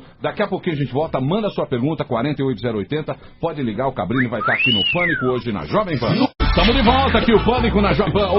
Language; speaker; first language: Portuguese; native; Portuguese